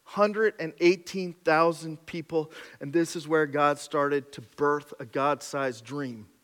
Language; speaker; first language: English; native; English